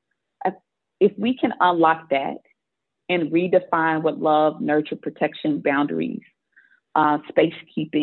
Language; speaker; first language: English; native; English